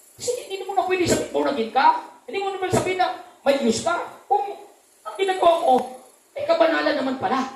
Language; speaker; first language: Filipino; non-native, local second language; Cebuano